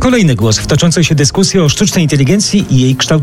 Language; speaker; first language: Polish; native; Polish